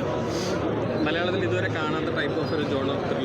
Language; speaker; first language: Malayalam; native; Malayalam